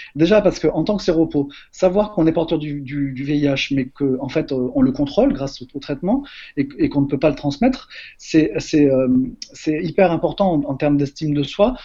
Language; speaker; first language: French; native; French